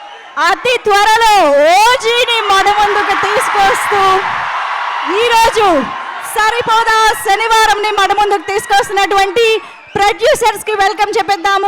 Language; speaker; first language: Telugu; native; Telugu